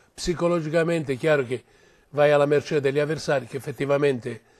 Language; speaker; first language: Italian; native; Italian